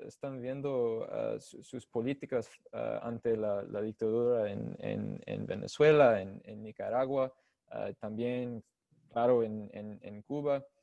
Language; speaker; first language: Spanish; non-native, fluent; English